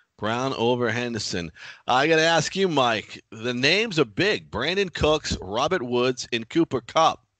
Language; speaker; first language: English; native; English